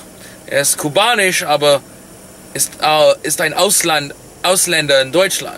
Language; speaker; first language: German; non-native, learner; English